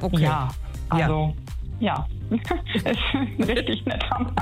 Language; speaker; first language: German; native; German